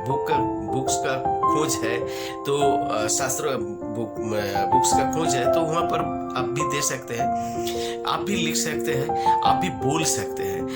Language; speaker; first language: Hindi; non-native, local second language; Bangla